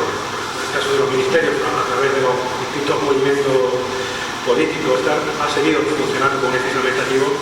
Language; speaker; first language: Spanish; native; Spanish